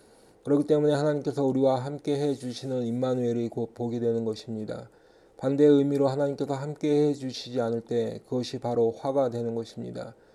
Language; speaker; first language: Korean; native; Korean